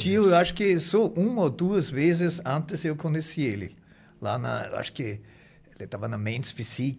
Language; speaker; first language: Portuguese; non-native, fluent; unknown